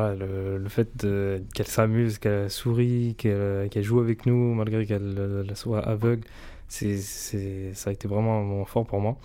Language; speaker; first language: French; native; French